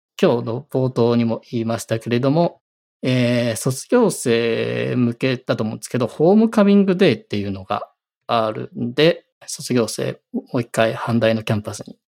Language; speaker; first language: Japanese; native; Japanese